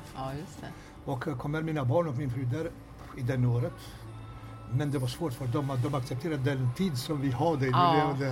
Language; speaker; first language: Swedish; non-native, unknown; Albanian